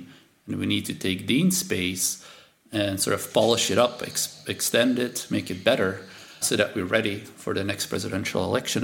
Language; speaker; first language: English; non-native, fluent; Dutch